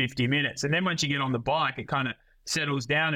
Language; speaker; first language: English; native; English